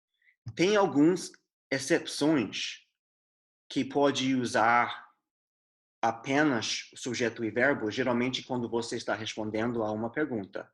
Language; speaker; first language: Portuguese; non-native, fluent; English